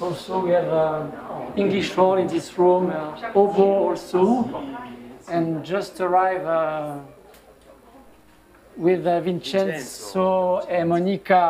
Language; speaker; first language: English; non-native, fluent; French